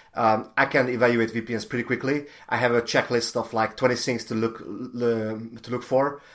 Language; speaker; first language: English; non-native, fluent; Hungarian